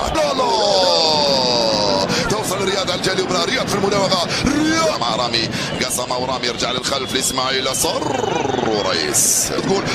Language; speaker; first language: Arabic; native; Arabic